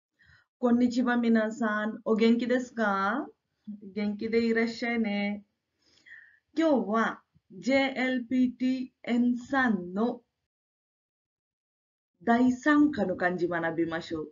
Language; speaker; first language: Japanese; non-native, fluent; Marathi